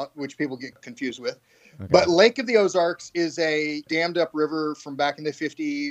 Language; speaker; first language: English; native; English